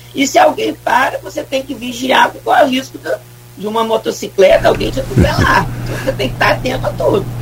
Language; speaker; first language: Portuguese; native; Portuguese